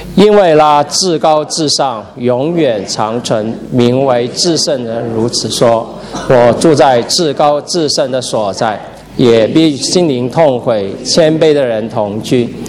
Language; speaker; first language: Chinese; native; Chinese